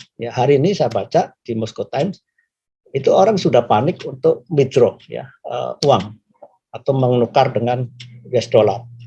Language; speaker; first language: Indonesian; native; Indonesian